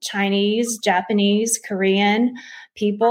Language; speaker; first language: English; native; English